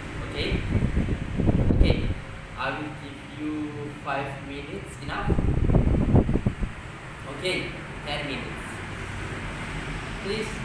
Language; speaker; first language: English; non-native, learner; Indonesian